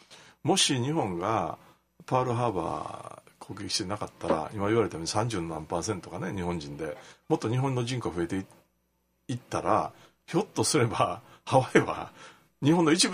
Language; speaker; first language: Japanese; native; Japanese